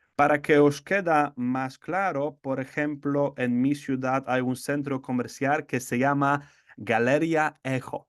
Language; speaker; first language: Spanish; non-native, fluent; Polish